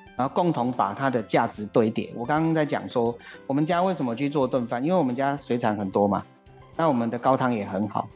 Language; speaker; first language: Chinese; native; Chinese